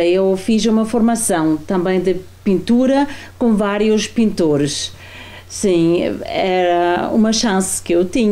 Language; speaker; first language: Portuguese; non-native, fluent; German